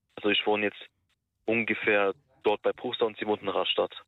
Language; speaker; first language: German; early bilingual, other home language; Turkish